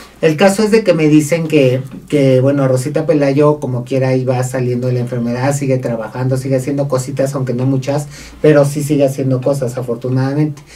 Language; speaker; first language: Spanish; native; Spanish